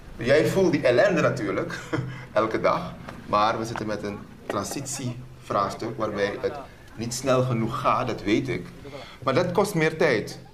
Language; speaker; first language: Dutch; native; Dutch